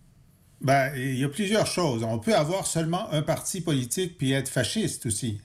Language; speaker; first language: French; native; French